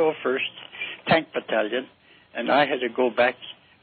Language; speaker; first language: English; native; English